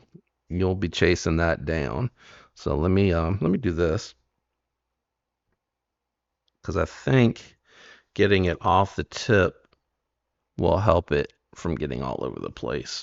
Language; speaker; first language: English; native; English